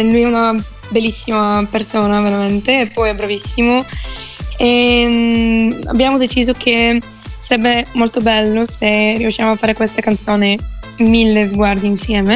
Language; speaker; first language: Italian; non-native, fluent; Bulgarian